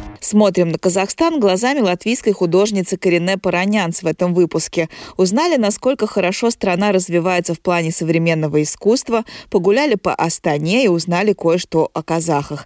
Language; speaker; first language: Russian; native; Russian